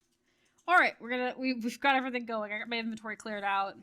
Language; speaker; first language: English; native; English